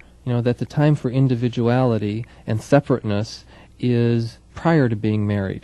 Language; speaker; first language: English; native; English